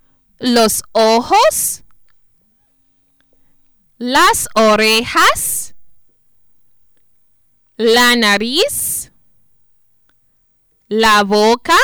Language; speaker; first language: Spanish; non-native, fluent; English